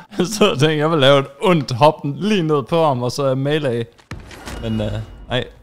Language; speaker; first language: Danish; native; Danish